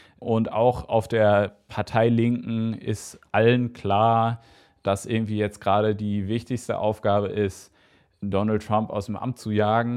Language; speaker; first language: German; native; German